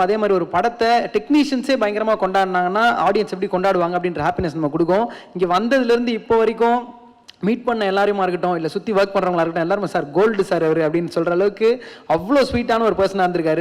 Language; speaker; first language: Tamil; native; Tamil